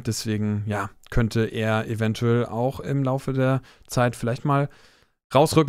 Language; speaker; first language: German; native; German